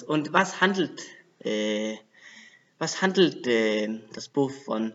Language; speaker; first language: German; non-native, learner; Danish